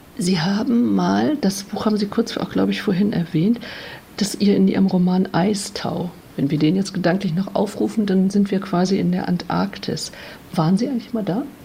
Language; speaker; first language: German; native; German